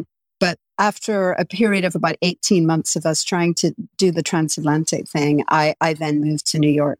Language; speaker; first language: English; native; English